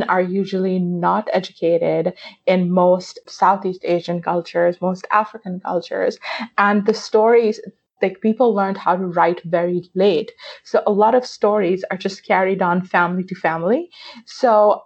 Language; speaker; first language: English; non-native, local second language; Urdu